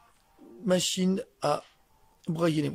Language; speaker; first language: French; native; French